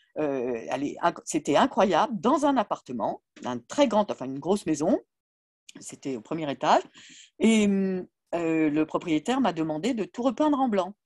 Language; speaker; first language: French; native; French